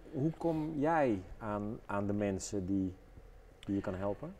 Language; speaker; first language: Dutch; native; Dutch